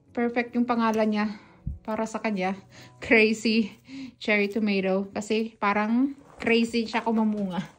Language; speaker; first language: Filipino; non-native, local second language; Hiligaynon